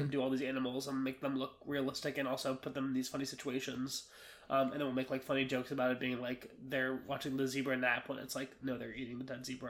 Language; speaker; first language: English; native; English